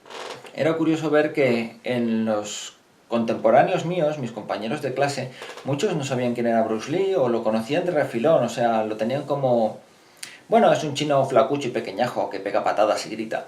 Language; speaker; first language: Spanish; native; Spanish